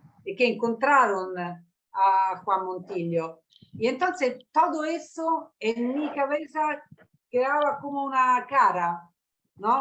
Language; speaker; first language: Spanish; non-native, learner; Italian